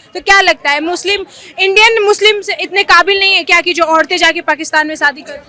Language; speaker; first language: Hindi; native; Hindi